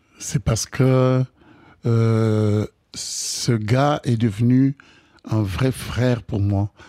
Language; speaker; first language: French; non-native, local second language; Lingala